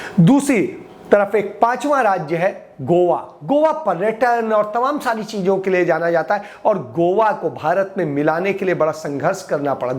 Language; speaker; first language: Hindi; native; Hindi